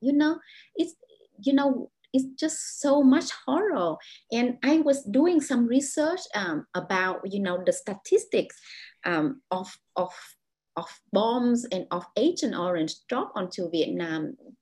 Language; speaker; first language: English; non-native, fluent; Vietnamese